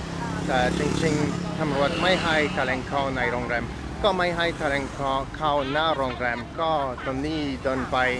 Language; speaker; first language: Thai; non-native, fluent; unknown